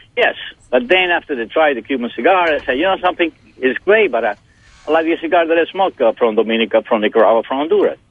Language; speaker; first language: English; non-native, fluent; Spanish